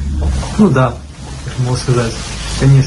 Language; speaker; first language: Russian; non-native, fluent; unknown